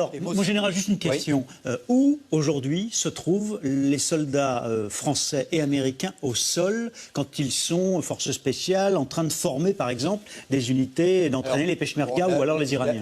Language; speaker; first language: French; native; French